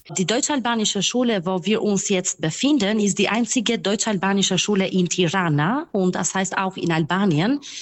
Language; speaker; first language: German; non-native, fluent; Albanian